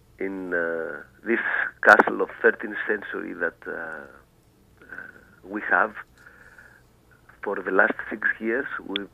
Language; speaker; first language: English; non-native, fluent; Greek